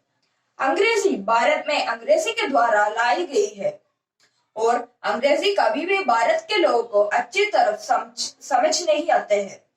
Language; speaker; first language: Hindi; non-native, local second language; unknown